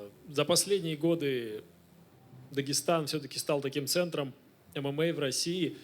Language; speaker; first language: Russian; native; Russian